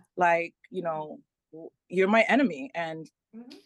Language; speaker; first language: English; early bilingual, other home language; Spanish